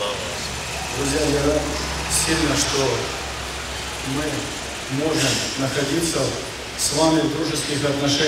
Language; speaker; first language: Russian; native; Russian